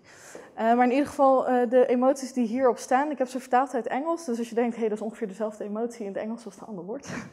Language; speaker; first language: Dutch; native; Dutch